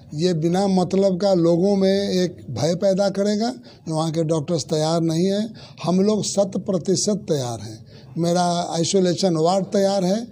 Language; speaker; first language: Hindi; native; Hindi